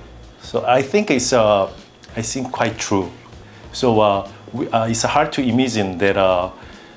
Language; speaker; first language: English; non-native, learner; Korean